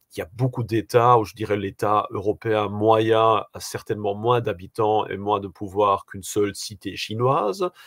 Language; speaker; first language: French; native; French